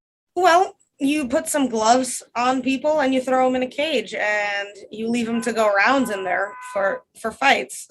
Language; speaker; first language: English; non-native, fluent; Russian